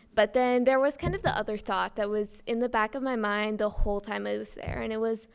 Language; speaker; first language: English; native; English